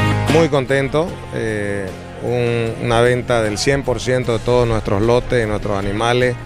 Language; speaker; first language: Spanish; native; Spanish